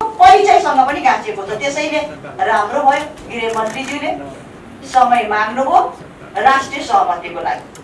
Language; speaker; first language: Nepali; native; Nepali